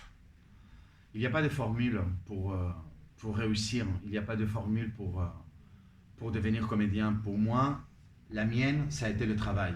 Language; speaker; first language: French; non-native, fluent; Spanish